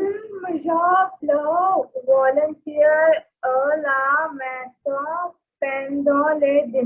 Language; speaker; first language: French; non-native, learner; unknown